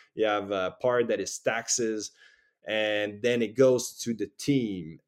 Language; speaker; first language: English; native; English